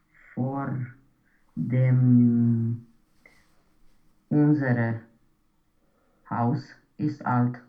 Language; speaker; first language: German; non-native, learner; Romanian